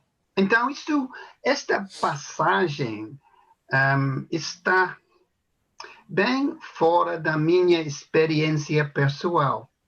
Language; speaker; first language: Portuguese; non-native, fluent; English